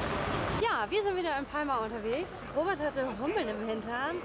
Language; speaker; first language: German; native; German